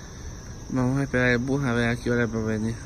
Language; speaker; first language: Spanish; native; Spanish